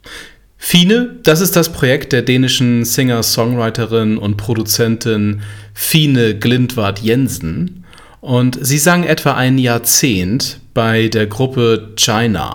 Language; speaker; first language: German; native; German